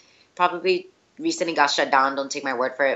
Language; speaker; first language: English; early bilingual, other home language; Spanish